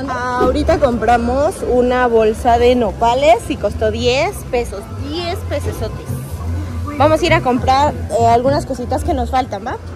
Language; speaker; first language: Spanish; native; Spanish